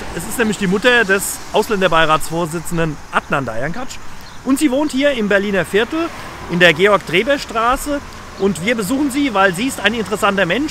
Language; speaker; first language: German; native; German